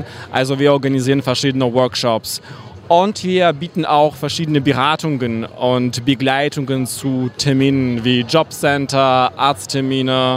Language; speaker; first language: German; non-native, fluent; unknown